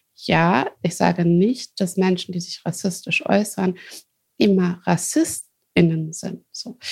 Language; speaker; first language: German; native; German